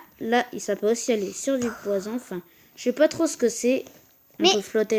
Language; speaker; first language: French; native; French